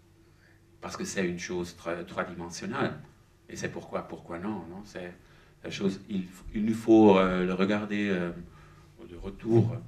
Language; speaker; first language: French; non-native, learner; German